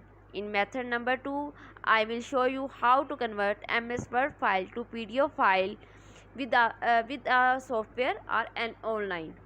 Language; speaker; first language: English; non-native, local second language; Urdu